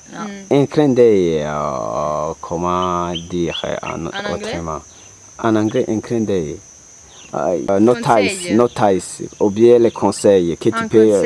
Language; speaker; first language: French; non-native, local second language; Rundi